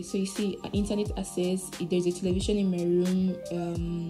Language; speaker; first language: English; non-native, local second language; Ibibio